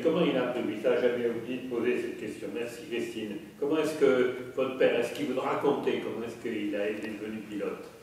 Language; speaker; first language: French; native; French